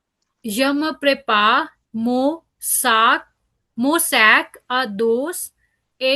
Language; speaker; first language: French; non-native, learner; Punjabi